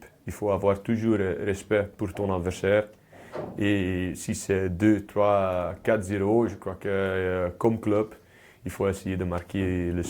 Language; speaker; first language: French; non-native, local second language; Dutch